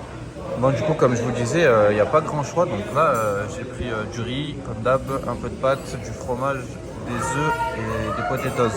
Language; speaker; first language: French; native; French